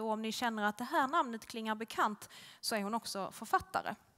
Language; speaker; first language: Swedish; native; Swedish